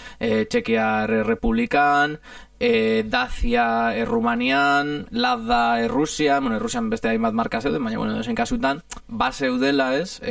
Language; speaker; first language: Basque; non-native, fluent; Italian